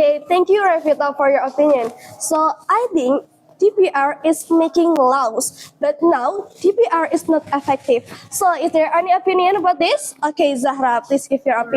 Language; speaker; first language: English; non-native, learner; Indonesian